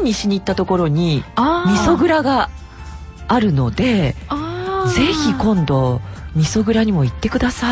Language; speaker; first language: Japanese; native; Japanese